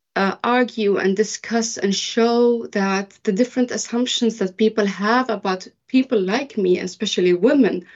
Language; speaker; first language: English; early bilingual, other home language; Arabic